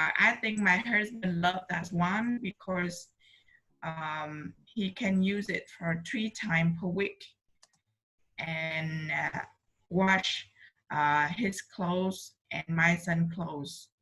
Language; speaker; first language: English; non-native, learner; Vietnamese